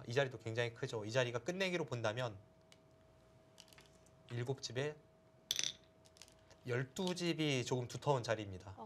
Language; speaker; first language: Korean; native; Korean